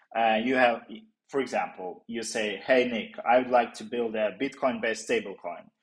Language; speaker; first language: English; non-native, fluent; Ukrainian